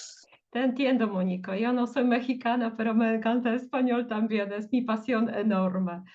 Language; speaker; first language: Spanish; non-native, fluent; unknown